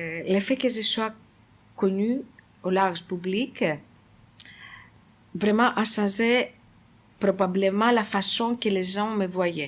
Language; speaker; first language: French; non-native, fluent; Greek